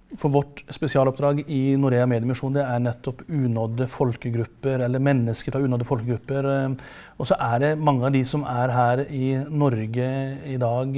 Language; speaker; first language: Norwegian; native; Norwegian